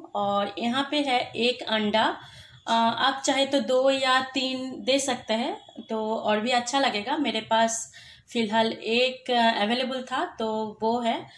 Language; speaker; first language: Hindi; non-native, local second language; Bangla